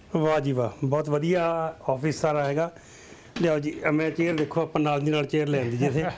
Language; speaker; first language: Punjabi; native; Punjabi